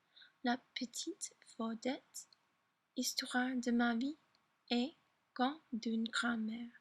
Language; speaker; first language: French; non-native, learner; English